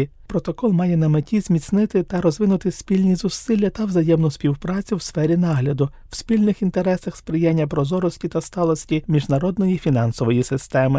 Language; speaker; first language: Ukrainian; native; Ukrainian